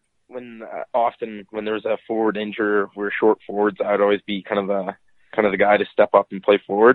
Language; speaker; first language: English; native; English